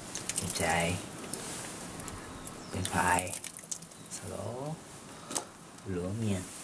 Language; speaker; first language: Vietnamese; non-native, learner; Japanese